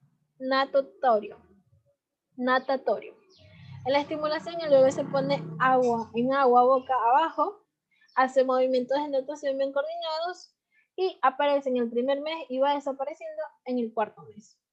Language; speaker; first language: Spanish; native; Spanish